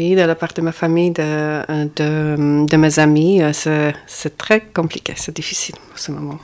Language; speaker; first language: French; non-native, fluent; Polish